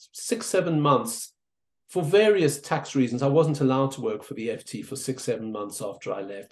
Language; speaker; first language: English; native; English